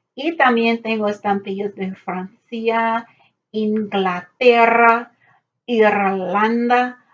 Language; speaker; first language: Spanish; non-native, learner; English